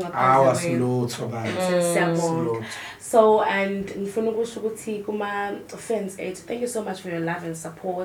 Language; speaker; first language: English; non-native, local second language; Zulu